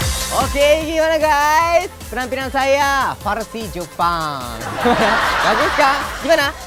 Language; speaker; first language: Indonesian; non-native, fluent; Japanese